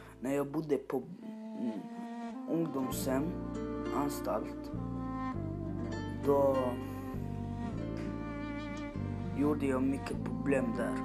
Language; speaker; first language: Swedish; non-native, learner; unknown